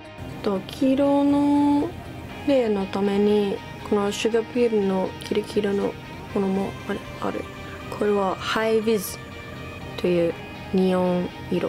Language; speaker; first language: Japanese; non-native, learner; English